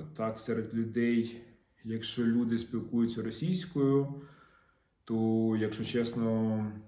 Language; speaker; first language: Ukrainian; non-native, local second language; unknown